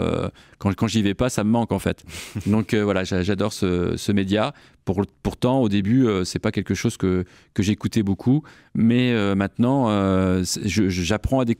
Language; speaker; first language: French; native; French